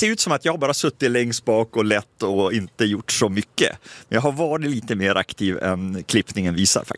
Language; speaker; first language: Swedish; native; Swedish